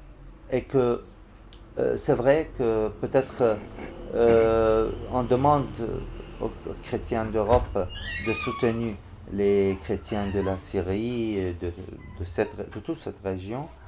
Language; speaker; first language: French; non-native, fluent; Arabic